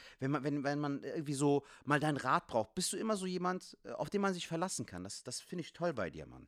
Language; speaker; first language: German; native; German